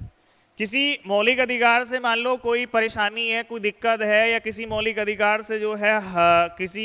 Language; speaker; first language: Hindi; native; Hindi